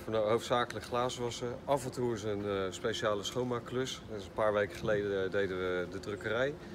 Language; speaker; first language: Dutch; native; Dutch